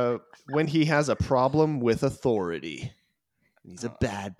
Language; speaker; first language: English; native; English